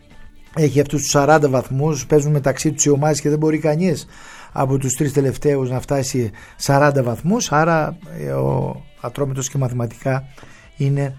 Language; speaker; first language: Greek; native; Greek